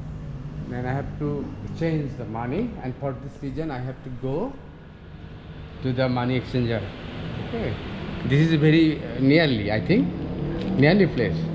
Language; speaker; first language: English; non-native, learner; Bangla